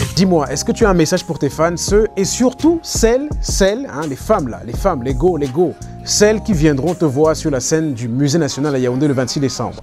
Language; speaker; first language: French; native; French